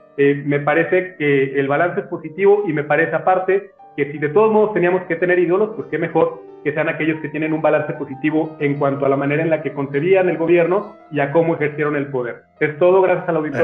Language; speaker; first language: Spanish; native; Spanish